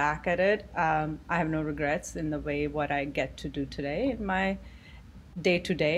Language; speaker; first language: English; non-native, local second language; Gujarati